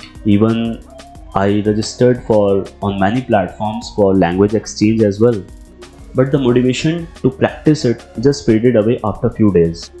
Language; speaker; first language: English; non-native, local second language; Hindi